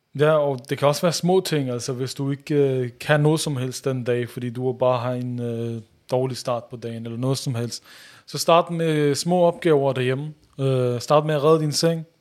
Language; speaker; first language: Danish; early bilingual, other home language; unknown